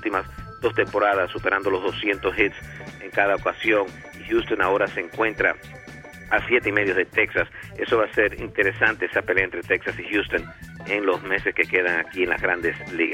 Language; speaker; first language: Spanish; native; Spanish